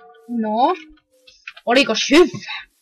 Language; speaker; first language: Finnish; native; Finnish